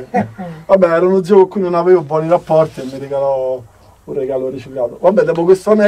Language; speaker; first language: Italian; native; Italian